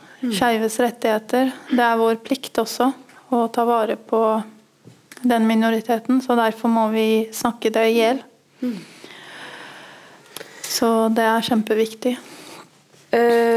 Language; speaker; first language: Norwegian; early bilingual, other home language; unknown